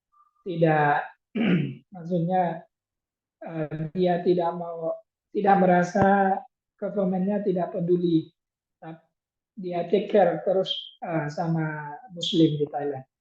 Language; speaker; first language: Indonesian; non-native, fluent; Thai